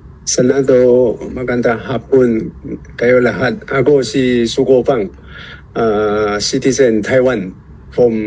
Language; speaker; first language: Filipino; non-native, fluent; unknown